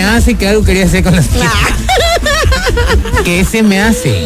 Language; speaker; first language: Spanish; native; Spanish